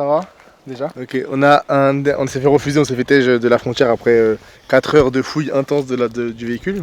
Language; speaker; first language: French; native; French